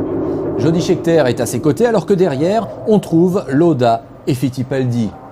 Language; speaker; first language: French; native; French